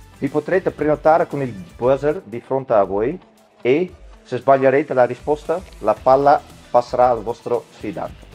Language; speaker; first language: Italian; non-native, fluent; Dutch